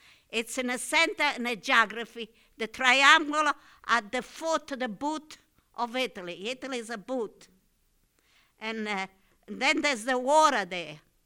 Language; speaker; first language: English; non-native, fluent; Italian